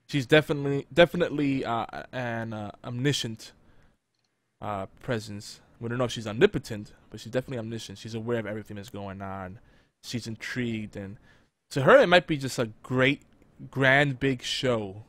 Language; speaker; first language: English; native; English